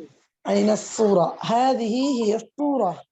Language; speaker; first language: Arabic; non-native, fluent; Urdu